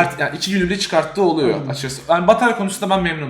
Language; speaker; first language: Turkish; native; Turkish